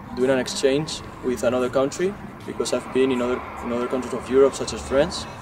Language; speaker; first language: English; non-native, learner; Spanish